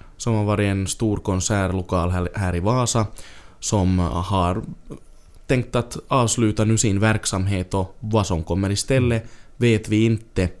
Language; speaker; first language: Swedish; native; Swedish